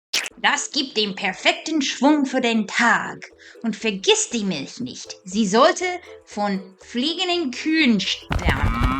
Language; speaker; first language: German; non-native, fluent; English